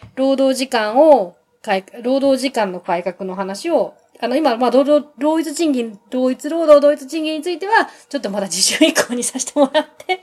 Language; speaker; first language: Japanese; native; Japanese